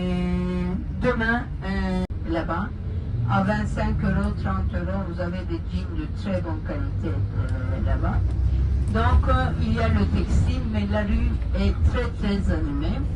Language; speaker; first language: French; non-native, fluent; Turkish